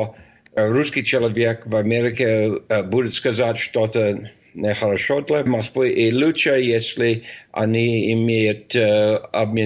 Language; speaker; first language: Russian; non-native, fluent; English